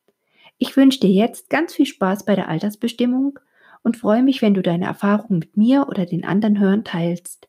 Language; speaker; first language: German; native; German